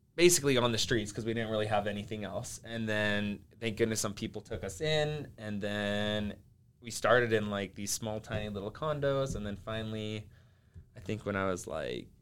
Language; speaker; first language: English; early bilingual, other home language; Finnish